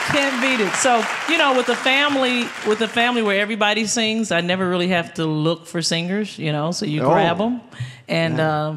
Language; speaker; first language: English; native; English